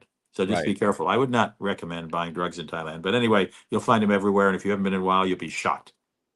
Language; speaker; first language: English; native; English